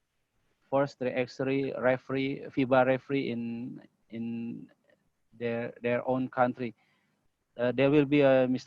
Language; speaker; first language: English; non-native, learner; Indonesian